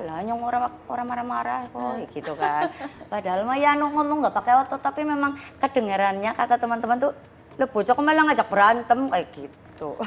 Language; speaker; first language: Indonesian; non-native, local second language; Javanese